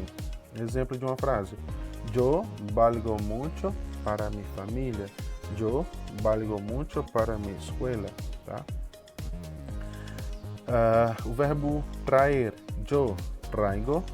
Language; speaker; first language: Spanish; non-native, fluent; Portuguese